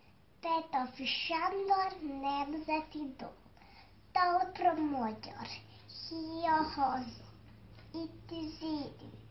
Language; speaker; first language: Hungarian; non-native, learner; Croatian